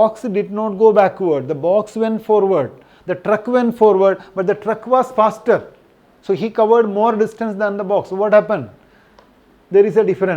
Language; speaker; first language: English; non-native, local second language; Malayalam